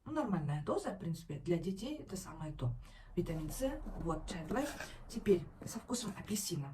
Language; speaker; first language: Russian; non-native, local second language; Kazakh